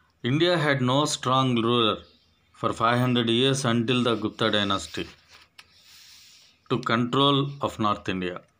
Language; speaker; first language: English; non-native, local second language; Telugu